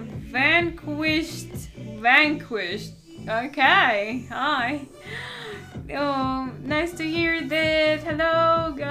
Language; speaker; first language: English; non-native, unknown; Russian